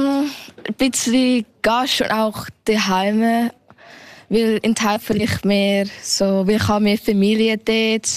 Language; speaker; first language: German; early bilingual, heritage; German